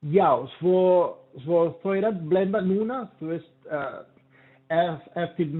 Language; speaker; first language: Icelandic; non-native, learner; Spanish